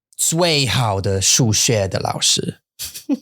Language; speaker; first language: Chinese; non-native, learner; English